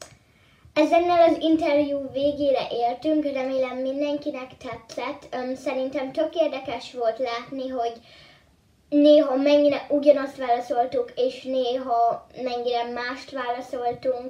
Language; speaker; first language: Hungarian; early bilingual, heritage; Hungarian